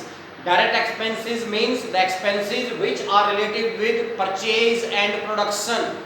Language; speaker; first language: English; non-native, local second language; Hindi